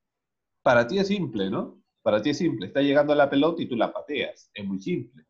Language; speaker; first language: Spanish; native; Spanish